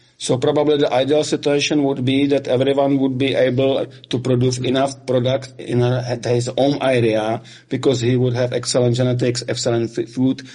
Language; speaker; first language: English; non-native, fluent; Czech